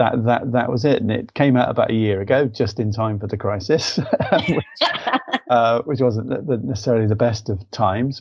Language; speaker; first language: English; native; English